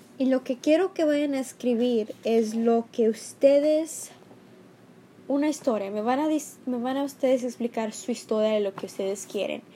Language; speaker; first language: Spanish; early bilingual, heritage; Spanish